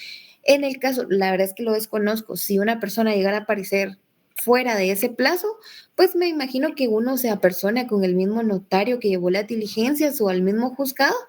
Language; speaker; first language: Spanish; native; Spanish